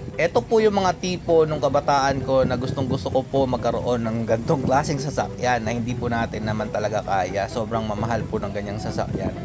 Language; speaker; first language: Filipino; non-native, local second language; Cebuano